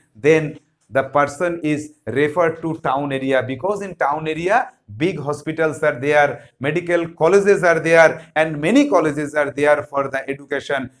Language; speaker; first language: English; non-native, local second language; Bangla